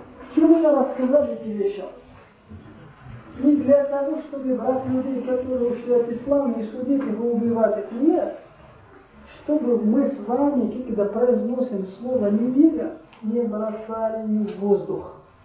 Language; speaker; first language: Russian; non-native, fluent; Arabic